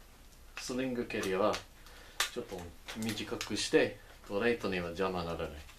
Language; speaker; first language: Japanese; non-native, learner; English